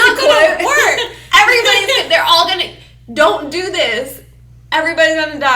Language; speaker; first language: English; native; English